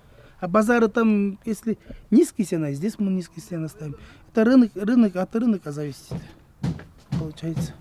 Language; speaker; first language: Russian; non-native, local second language; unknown